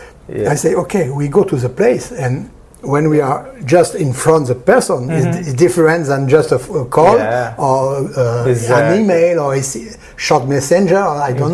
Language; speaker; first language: English; non-native, learner; French